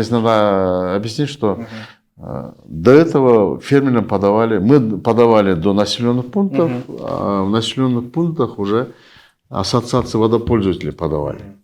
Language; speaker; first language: Russian; non-native, local second language; Kyrgyz